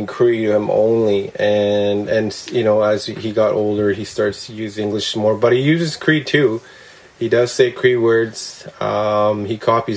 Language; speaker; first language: English; non-native, local second language; Cree